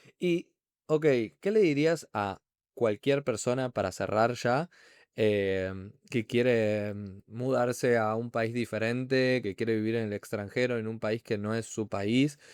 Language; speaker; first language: Spanish; native; Spanish